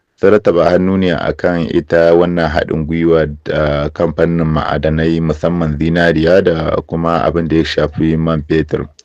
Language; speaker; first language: Hausa; native; Hausa